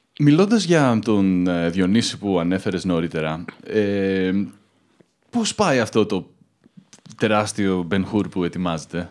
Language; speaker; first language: Greek; early bilingual, heritage; Greek